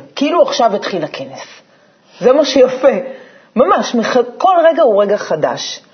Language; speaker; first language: Hebrew; native; Hebrew